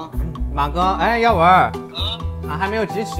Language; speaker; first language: Chinese; native; Chinese